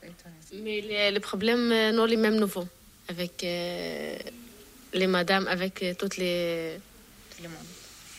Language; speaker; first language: French; non-native, learner; Arabic